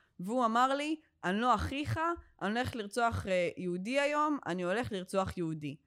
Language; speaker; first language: Hebrew; native; Hebrew